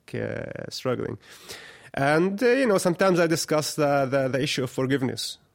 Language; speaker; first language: English; non-native, fluent; Arabic